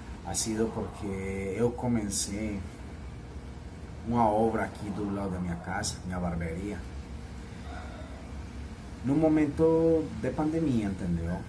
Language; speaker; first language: Portuguese; non-native, learner; Spanish